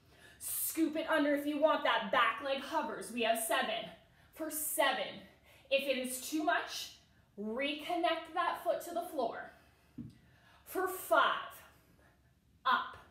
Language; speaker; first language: English; native; English